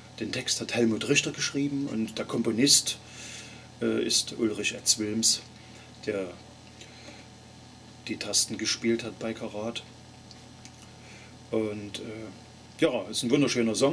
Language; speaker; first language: German; native; German